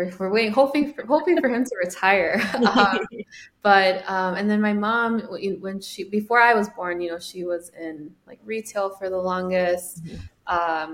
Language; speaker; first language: English; early bilingual, other home language; Spanish